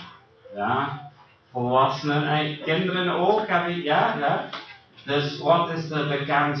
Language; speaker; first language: Dutch; non-native, fluent; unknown